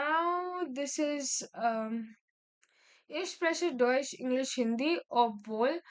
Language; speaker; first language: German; non-native, learner; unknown